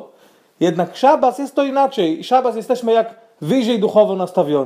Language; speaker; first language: Polish; non-native, fluent; Hebrew